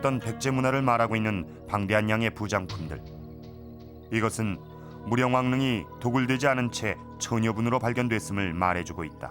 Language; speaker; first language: Korean; native; Korean